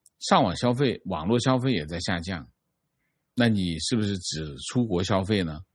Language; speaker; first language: Chinese; native; Chinese